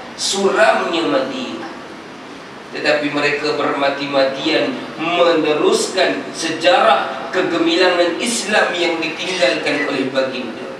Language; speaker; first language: Malay; native; Malay